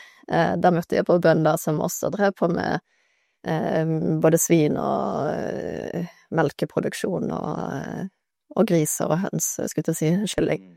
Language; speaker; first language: Norwegian; native; Norwegian